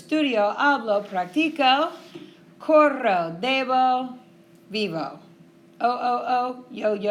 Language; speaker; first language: Spanish; non-native, fluent; English